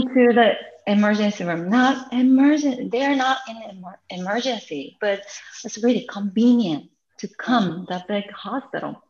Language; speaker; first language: English; non-native, fluent; Japanese